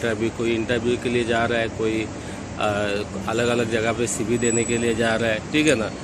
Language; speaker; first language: Hindi; non-native, local second language; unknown